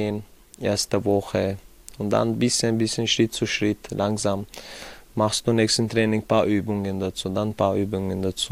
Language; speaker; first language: German; non-native, fluent; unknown